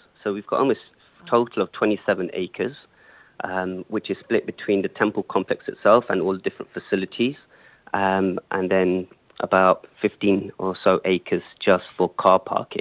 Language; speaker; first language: English; native; English